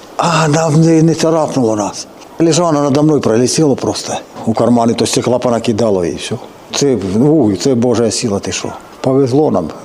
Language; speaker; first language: Ukrainian; native; Ukrainian